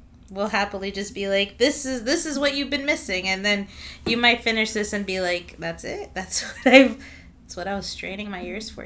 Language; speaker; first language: English; early bilingual, other home language; Spanish